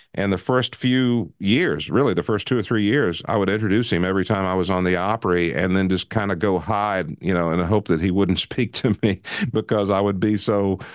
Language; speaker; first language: English; native; English